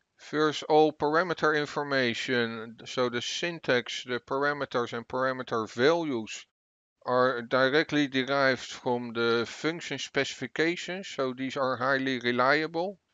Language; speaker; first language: English; non-native, fluent; Dutch